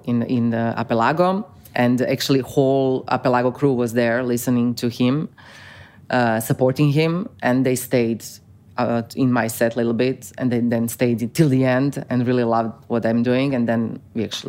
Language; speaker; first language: English; non-native, fluent; Croatian